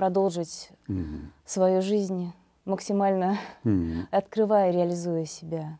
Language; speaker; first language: Russian; native; Russian